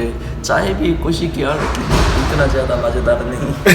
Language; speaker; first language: Hindi; non-native, learner; Korean